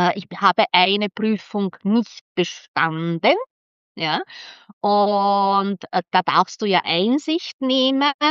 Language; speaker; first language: German; early bilingual, other home language; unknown